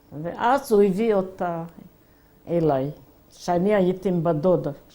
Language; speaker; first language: Hebrew; non-native, fluent; Yiddish